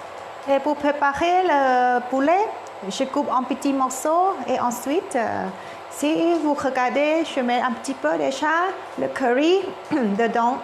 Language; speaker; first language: French; non-native, learner; Thai